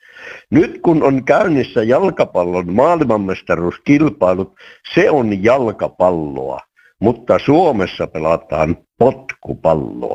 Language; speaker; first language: Finnish; native; Finnish